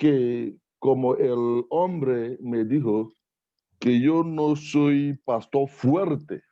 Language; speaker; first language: Spanish; non-native, learner; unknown